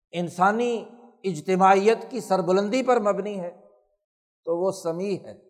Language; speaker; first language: Urdu; non-native, local second language; Punjabi